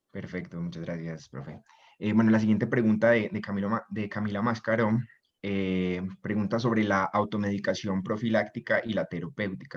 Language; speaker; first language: Spanish; native; Spanish